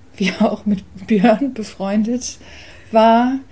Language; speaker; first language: German; early bilingual, other home language; English